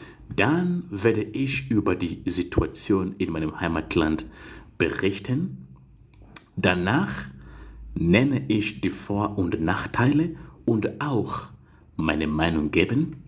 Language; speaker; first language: German; non-native, fluent; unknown